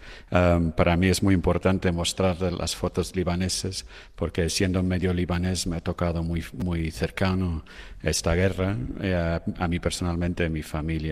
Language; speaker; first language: Spanish; non-native, fluent; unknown